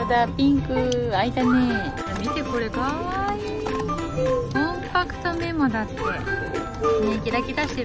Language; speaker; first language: Japanese; native; Japanese